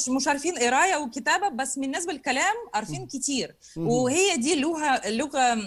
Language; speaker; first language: Arabic; non-native, fluent; Russian